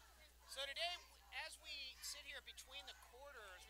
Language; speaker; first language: English; native; English